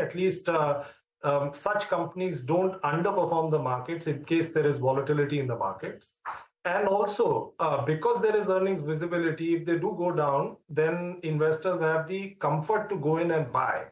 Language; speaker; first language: English; non-native, local second language; Hindi